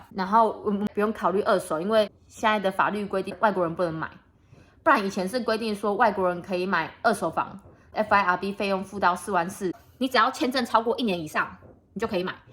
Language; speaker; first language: Chinese; native; Chinese